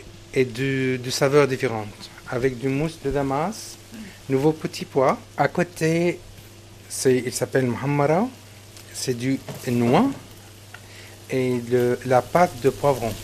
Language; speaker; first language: French; non-native, learner; Arabic